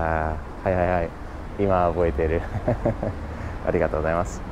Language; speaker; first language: Japanese; non-native, learner; English